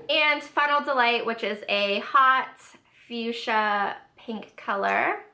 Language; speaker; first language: English; native; English